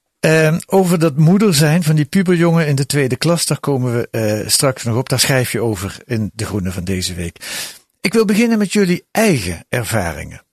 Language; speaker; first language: Dutch; native; Dutch